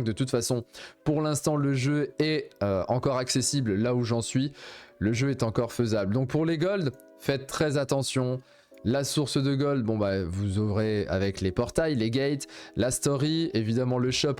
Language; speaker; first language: French; native; French